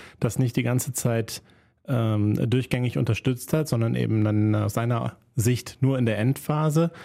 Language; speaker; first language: German; native; German